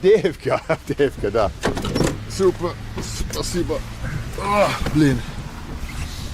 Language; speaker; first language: Russian; non-native, learner; English